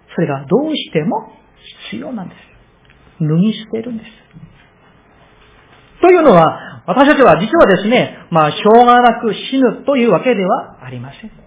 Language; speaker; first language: Japanese; non-native, fluent; Korean